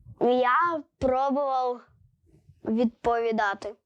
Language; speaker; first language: Ukrainian; non-native, local second language; Russian